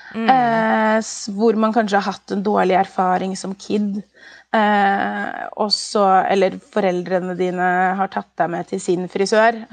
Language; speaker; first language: Norwegian; native; Norwegian